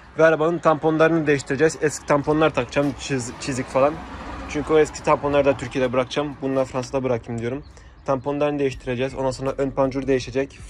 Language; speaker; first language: Turkish; early bilingual, heritage; Turkish